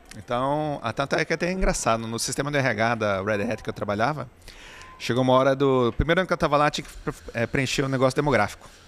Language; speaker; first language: Portuguese; native; Portuguese